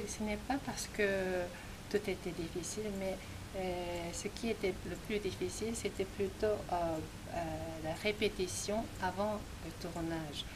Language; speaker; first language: French; non-native, fluent; Japanese